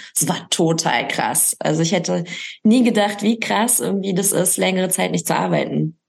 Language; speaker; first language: German; native; German